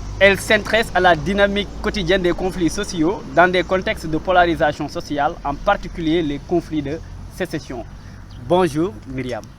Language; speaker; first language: French; non-native, local second language; Wolof